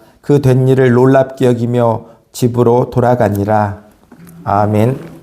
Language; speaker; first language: Korean; native; Korean